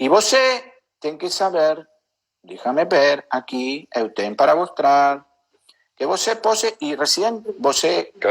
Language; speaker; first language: Portuguese; non-native, learner; Spanish